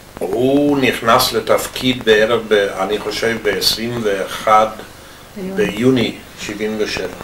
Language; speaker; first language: Hebrew; non-native, fluent; English